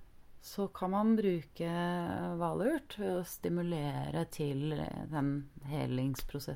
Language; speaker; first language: Norwegian; native; Norwegian